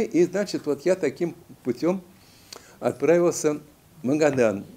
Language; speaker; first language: Russian; native; Russian